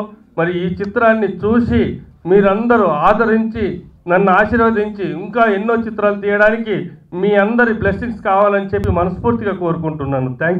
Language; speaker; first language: Telugu; native; Telugu